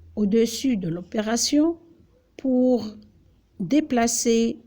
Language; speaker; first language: French; non-native, local second language; Arabic